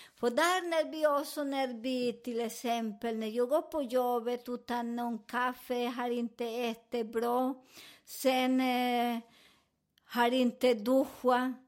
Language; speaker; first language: Swedish; non-native, fluent; Spanish